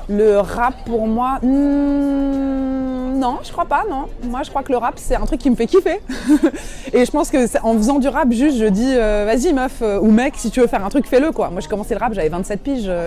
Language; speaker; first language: French; native; French